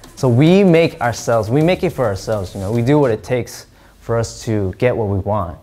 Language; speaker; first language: English; early bilingual, other home language; Korean